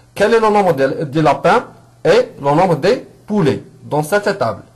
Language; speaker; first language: French; non-native, local second language; Arabic